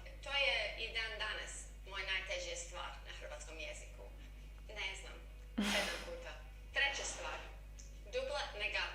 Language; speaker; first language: Croatian; non-native, learner; English